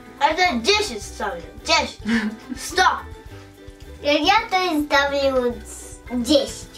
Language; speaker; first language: Russian; early bilingual, heritage; Russian